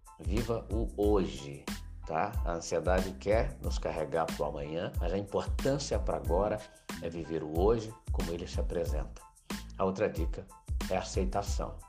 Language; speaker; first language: Portuguese; native; Portuguese